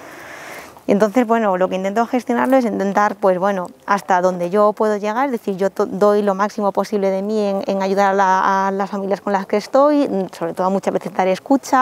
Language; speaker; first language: Spanish; native; Spanish